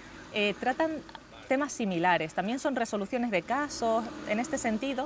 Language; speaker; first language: Spanish; native; Spanish